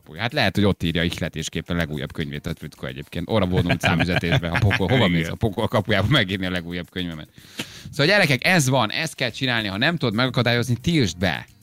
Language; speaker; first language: Hungarian; native; Hungarian